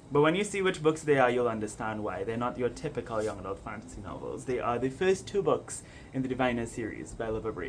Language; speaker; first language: English; native; English